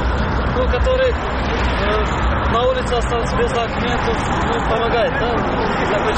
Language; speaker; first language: Russian; non-native, learner; Tajik